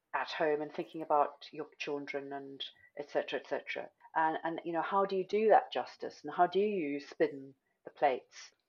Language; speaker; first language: English; native; English